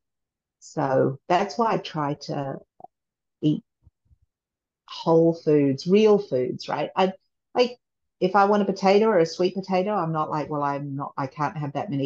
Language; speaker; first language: English; native; English